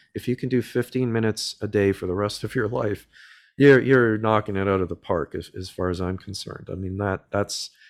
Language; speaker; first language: English; native; English